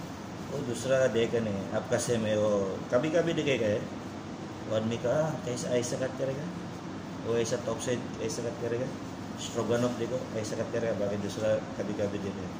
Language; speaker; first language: Hindi; non-native, learner; Filipino